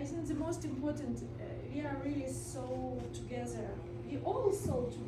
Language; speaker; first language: English; non-native, learner; Russian